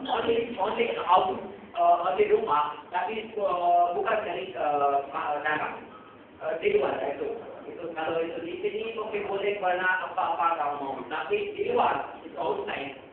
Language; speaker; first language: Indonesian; non-native, learner; Hindi